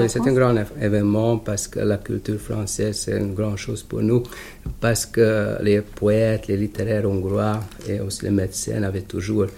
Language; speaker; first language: French; non-native, fluent; Hungarian